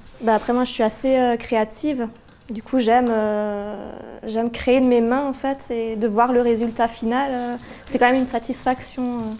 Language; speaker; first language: French; native; French